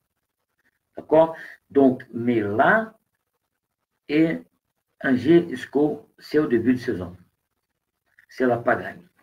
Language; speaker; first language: French; non-native, learner; Portuguese